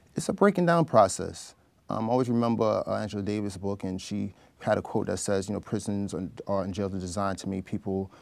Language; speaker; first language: English; native; English